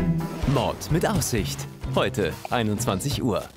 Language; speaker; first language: German; native; German